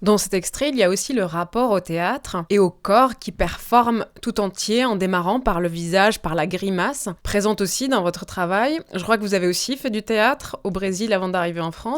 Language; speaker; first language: French; native; French